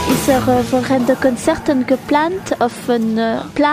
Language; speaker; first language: Dutch; non-native, local second language; French